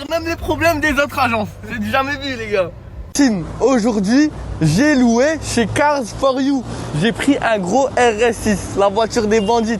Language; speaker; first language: French; native; French